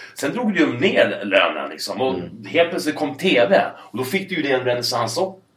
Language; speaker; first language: Swedish; early bilingual, other home language; English